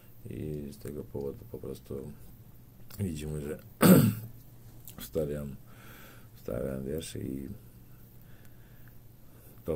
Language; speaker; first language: Polish; non-native, learner; Turkmen